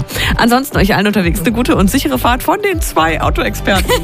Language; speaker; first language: German; native; German